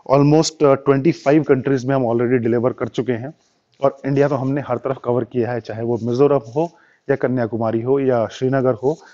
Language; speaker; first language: Hindi; native; Hindi